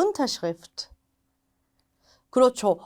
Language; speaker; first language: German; non-native, fluent; Korean